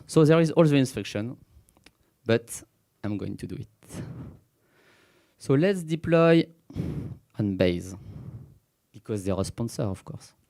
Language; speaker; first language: English; non-native, fluent; French